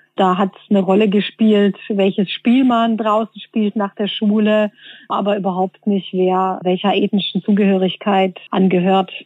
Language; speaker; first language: German; early bilingual, other home language; Bosnian